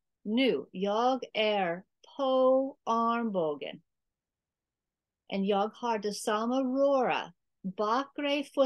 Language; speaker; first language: Swedish; non-native, learner; English